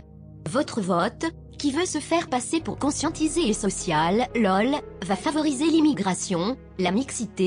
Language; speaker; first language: French; native; French